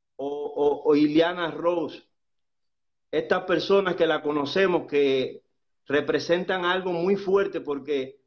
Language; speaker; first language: Spanish; native; Spanish